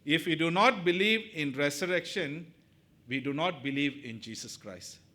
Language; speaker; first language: English; non-native, local second language; Tamil